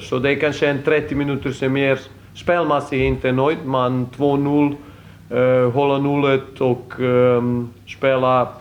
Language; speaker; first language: Swedish; non-native, fluent; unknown